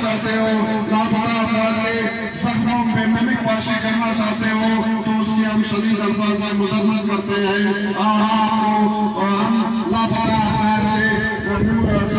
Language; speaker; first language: Urdu; non-native, local second language; Baluchi